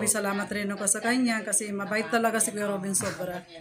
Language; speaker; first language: Filipino; non-native, learner; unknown